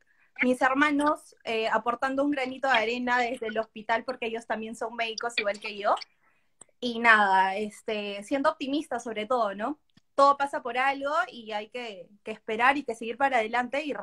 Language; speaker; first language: Spanish; native; Spanish